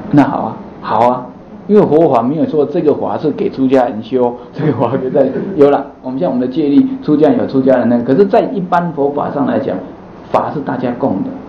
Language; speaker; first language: Chinese; native; Chinese